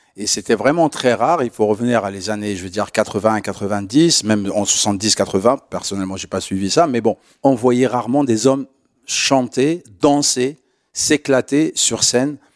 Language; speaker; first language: French; non-native, local second language; Arabic